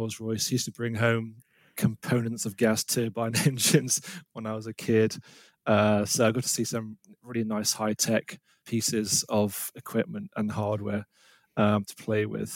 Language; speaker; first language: English; native; English